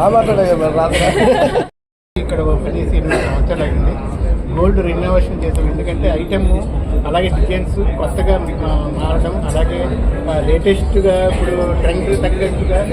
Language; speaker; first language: Telugu; native; Telugu